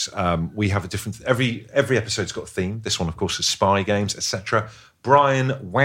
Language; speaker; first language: English; native; English